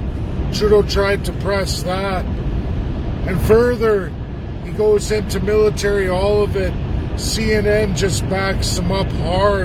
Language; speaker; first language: English; native; English